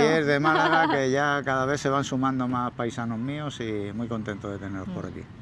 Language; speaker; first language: Spanish; native; Spanish